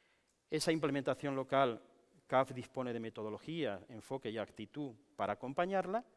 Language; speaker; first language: Spanish; native; Spanish